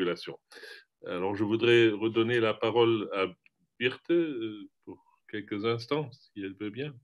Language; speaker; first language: French; non-native, fluent; German